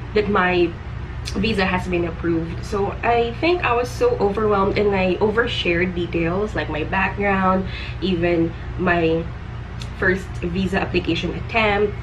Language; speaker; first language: English; non-native, local second language; Filipino